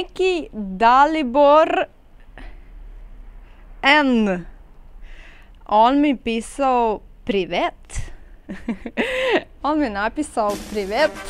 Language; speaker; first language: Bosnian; non-native, learner; Russian